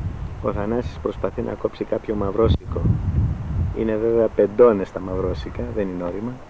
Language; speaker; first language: Greek; native; Greek